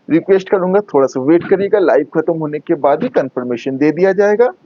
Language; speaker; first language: Hindi; non-native, local second language; Bangla